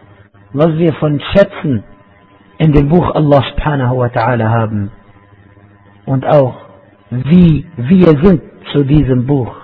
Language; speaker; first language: German; non-native, fluent; Arabic